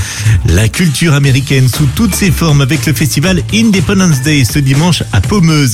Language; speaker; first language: French; native; French